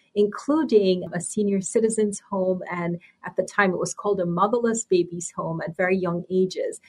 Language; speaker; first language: English; native; English